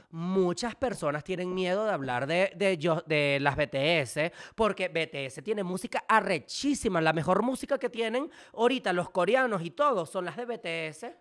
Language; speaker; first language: Spanish; native; Spanish